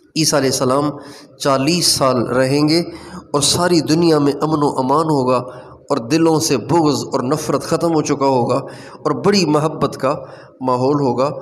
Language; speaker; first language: Urdu; non-native, local second language; Sindhi